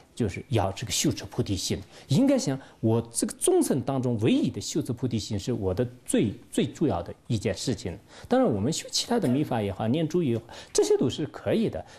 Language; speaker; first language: Chinese; non-native, local second language; Tibetan